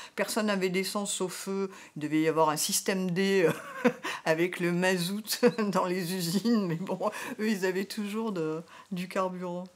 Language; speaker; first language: French; native; French